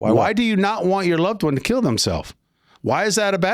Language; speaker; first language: English; native; English